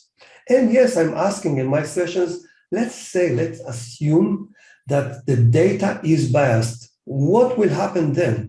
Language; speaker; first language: English; non-native, fluent; Hebrew